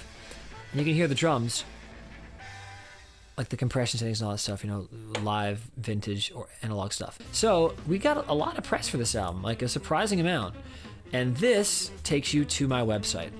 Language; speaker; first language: English; native; English